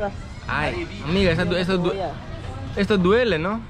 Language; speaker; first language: Spanish; non-native, learner; Greek